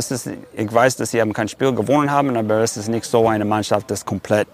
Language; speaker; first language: German; non-native, fluent; English